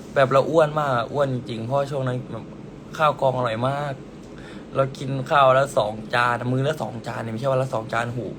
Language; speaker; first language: Thai; native; Thai